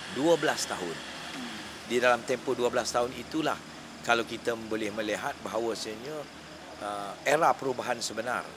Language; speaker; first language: Malay; native; Malay